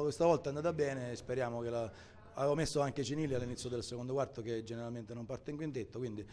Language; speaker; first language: Italian; native; Italian